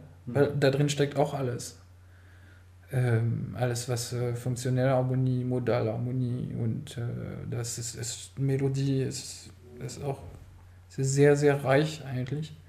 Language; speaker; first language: German; non-native, fluent; French